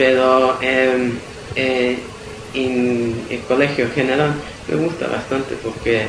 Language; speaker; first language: Spanish; early bilingual, heritage; Spanish